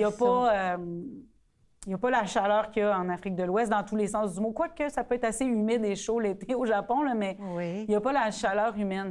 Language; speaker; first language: French; native; French